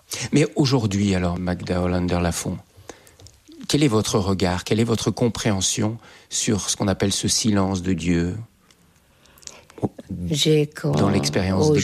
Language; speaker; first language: French; native; French